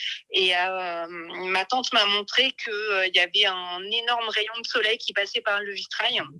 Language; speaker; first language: French; native; French